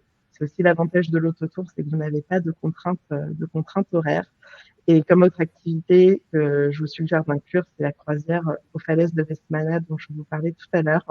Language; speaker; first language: French; native; French